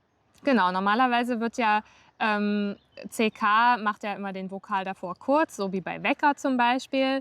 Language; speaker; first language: German; native; German